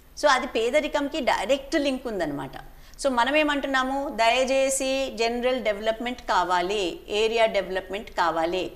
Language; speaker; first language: Telugu; native; Telugu